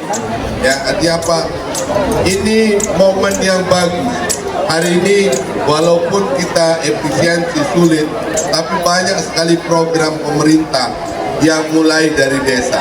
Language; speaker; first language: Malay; non-native, local second language; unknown